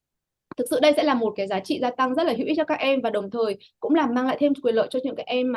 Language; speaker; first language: Vietnamese; native; Vietnamese